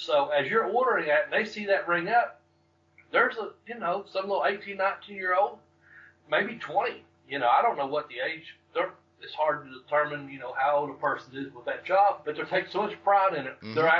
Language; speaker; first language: English; native; English